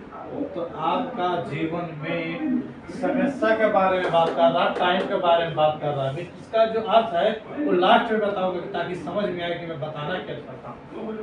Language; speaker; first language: Hindi; non-native, learner; Nepali